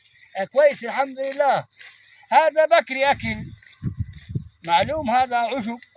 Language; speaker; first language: Arabic; non-native, learner; Bangla